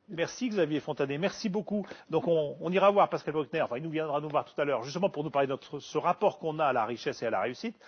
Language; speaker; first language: French; native; French